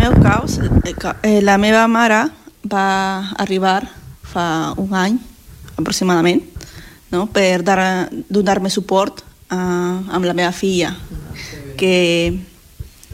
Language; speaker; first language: Catalan; non-native, learner; Spanish